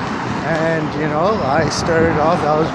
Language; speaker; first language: English; native; English